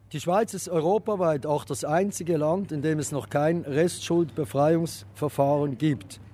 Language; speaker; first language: German; native; German